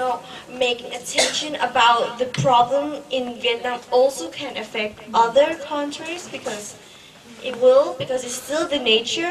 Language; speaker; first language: English; non-native, fluent; Danish